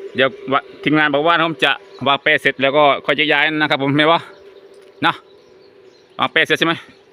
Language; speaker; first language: Thai; non-native, local second language; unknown